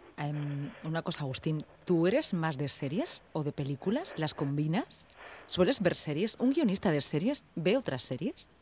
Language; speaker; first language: Spanish; native; Spanish